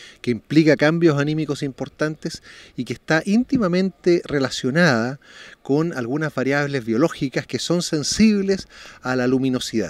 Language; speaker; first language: Spanish; native; Spanish